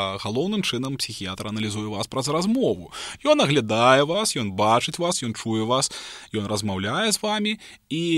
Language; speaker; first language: Belarusian; non-native, local second language; Russian